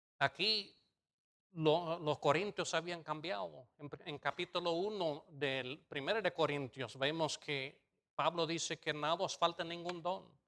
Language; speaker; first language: Spanish; non-native, fluent; English